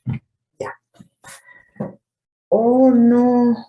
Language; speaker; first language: Spanish; native; Spanish